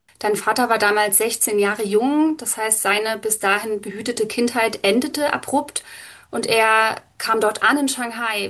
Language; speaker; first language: German; native; German